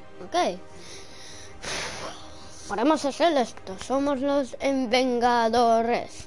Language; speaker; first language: Spanish; early bilingual, heritage; English